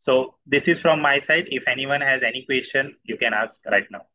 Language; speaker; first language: English; non-native, local second language; Marathi